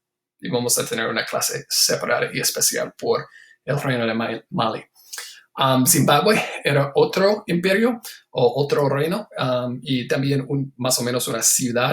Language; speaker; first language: Spanish; non-native, fluent; English